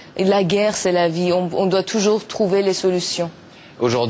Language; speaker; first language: French; non-native, learner; Persian